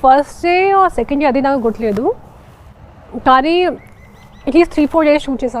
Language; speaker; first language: Telugu; non-native, local second language; Hindi